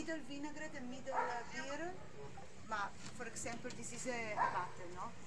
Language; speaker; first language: English; non-native, learner; Italian